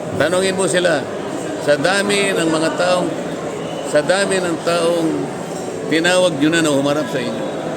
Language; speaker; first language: Filipino; native; Filipino